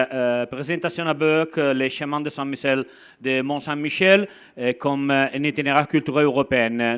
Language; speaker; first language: French; non-native, learner; Italian